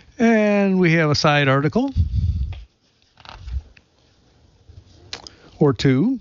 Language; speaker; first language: English; native; English